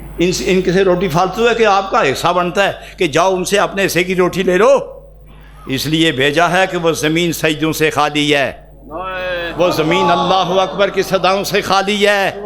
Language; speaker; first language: Urdu; non-native, local second language; Punjabi